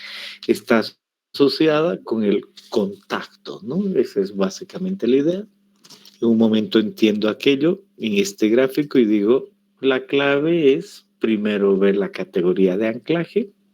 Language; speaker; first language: Spanish; native; Spanish